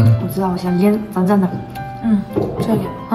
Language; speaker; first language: Chinese; non-native, learner; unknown